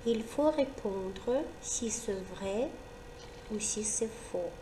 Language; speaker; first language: French; non-native, fluent; Ukrainian